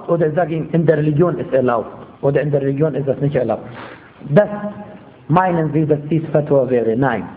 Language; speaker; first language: German; non-native, fluent; Arabic